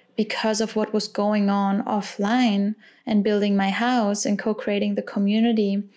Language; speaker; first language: English; non-native, fluent; German